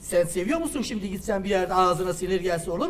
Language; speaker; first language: Turkish; native; Turkish